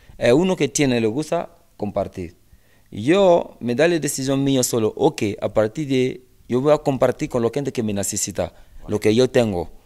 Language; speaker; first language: Spanish; non-native, learner; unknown